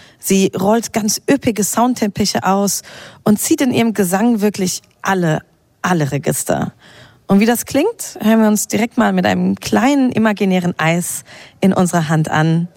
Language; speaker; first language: German; native; German